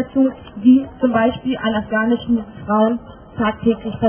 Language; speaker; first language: German; native; German